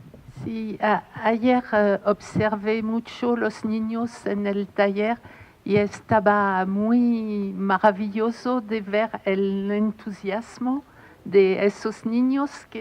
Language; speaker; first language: Spanish; non-native, fluent; French